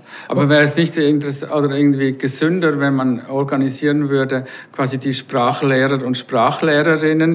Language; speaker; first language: German; native; German